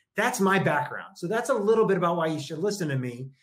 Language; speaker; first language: English; native; English